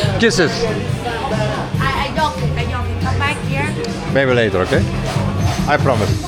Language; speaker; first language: English; non-native, learner; Turkish